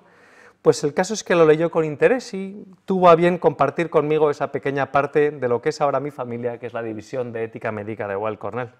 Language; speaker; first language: Spanish; native; Spanish